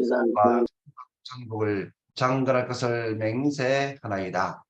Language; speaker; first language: Korean; native; Korean